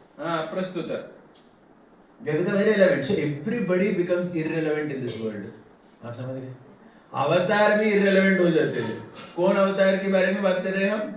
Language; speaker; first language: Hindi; non-native, local second language; Tamil